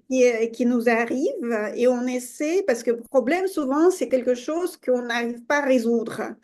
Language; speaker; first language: French; non-native, fluent; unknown